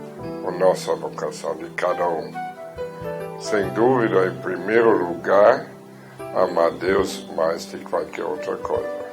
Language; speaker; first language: Portuguese; non-native, fluent; German